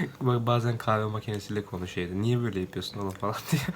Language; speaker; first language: Turkish; native; Turkish